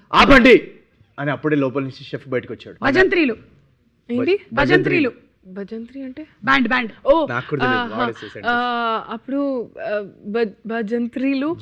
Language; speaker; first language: Telugu; native; Telugu